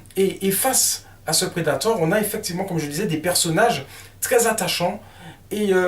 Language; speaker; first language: French; native; French